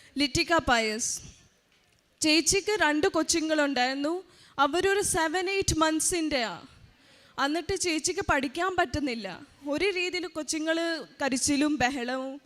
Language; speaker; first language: Malayalam; early bilingual, heritage; Malayalam